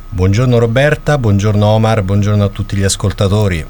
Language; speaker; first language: Italian; native; Italian